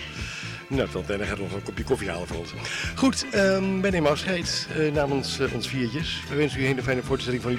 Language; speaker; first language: Dutch; native; Dutch